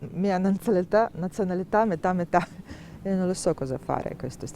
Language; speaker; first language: Italian; non-native, learner; Russian